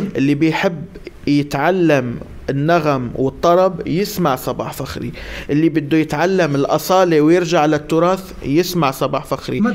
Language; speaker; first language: Arabic; native; Arabic